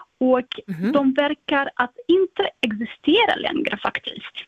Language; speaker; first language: Swedish; non-native, fluent; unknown